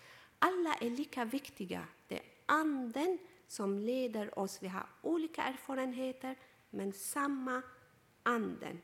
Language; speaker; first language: Swedish; non-native, fluent; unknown